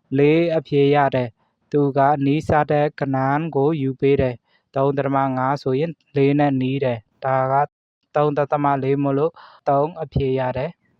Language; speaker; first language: Burmese; native; Burmese